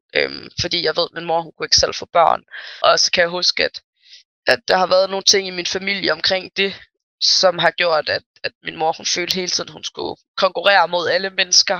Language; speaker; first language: Danish; early bilingual, other home language; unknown